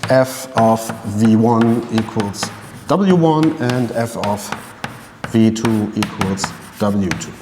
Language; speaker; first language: English; non-native, fluent; German